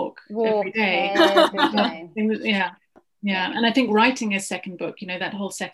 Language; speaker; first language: English; native; English